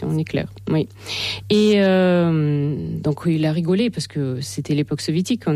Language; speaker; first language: French; non-native, fluent; Russian